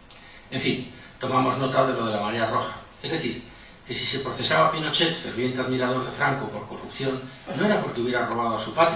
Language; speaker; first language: Spanish; native; Spanish